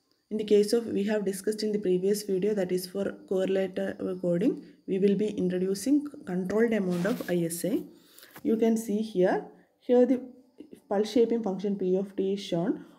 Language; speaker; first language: English; non-native, local second language; Malayalam